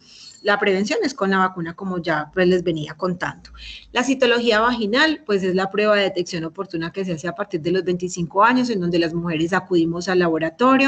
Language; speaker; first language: Spanish; native; Spanish